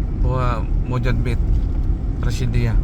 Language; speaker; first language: Arabic; non-native, learner; Filipino